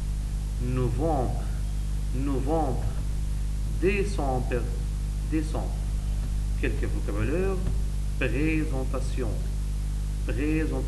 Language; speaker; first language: French; non-native, learner; Arabic